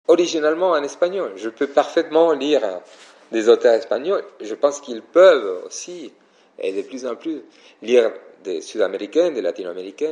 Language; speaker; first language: French; non-native, fluent; Spanish